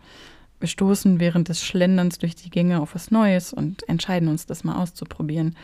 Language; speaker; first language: German; native; German